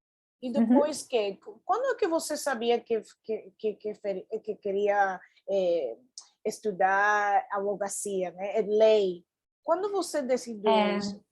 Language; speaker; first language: Portuguese; non-native, fluent; Spanish